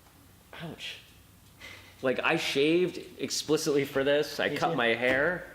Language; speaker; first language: English; native; English